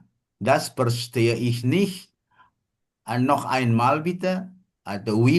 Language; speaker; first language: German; non-native, fluent; Indonesian